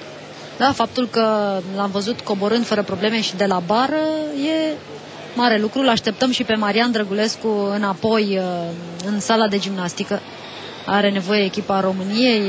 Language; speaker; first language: Romanian; native; Romanian